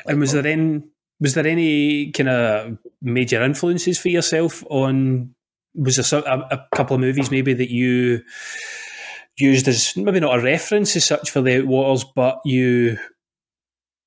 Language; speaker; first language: English; native; English